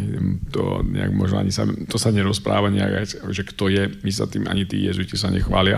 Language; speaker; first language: Slovak; native; Slovak